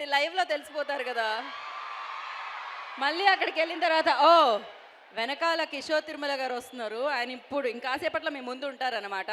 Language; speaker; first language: Telugu; native; Telugu